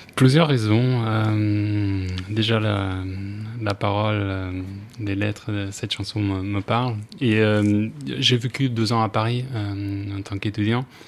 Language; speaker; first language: French; non-native, fluent; Spanish